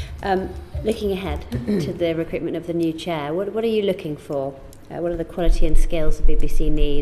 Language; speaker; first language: English; native; English